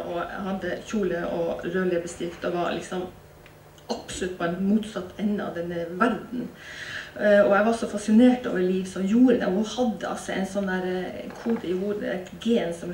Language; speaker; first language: Norwegian; native; Norwegian